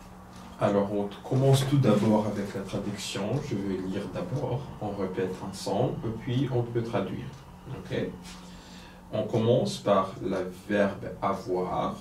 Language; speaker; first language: French; non-native, fluent; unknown